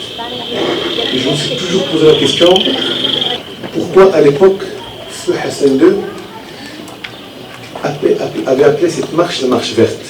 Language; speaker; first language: French; non-native, local second language; Arabic